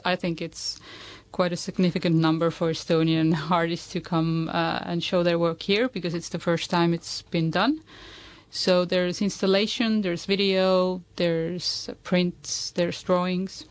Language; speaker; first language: English; non-native, fluent; Estonian